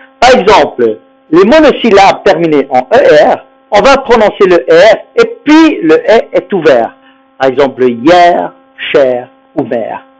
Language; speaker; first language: French; non-native, fluent; Spanish